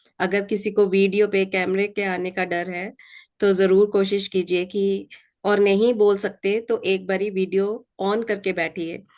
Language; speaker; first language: Hindi; native; Hindi